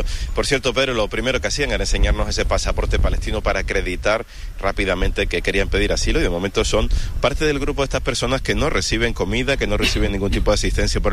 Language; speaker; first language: Spanish; native; Spanish